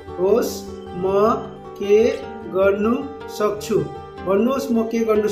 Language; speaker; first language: Nepali; non-native, fluent; Bangla